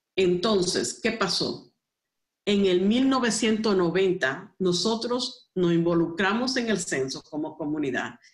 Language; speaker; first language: Spanish; early bilingual, heritage; Spanish